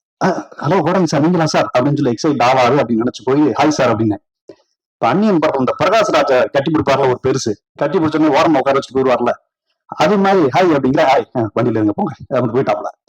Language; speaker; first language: Tamil; native; Tamil